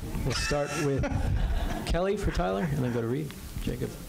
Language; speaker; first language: English; native; English